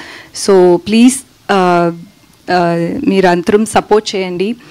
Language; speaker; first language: Telugu; non-native, learner; Tamil